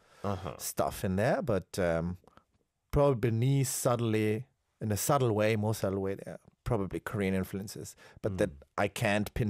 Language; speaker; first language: English; non-native, fluent; German